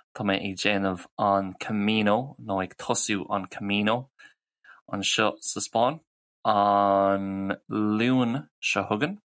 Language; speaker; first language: Irish; non-native, local second language; English